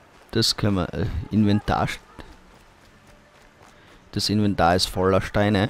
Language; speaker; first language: German; native; German